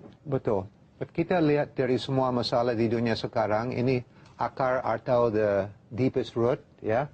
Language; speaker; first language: Indonesian; non-native, learner; English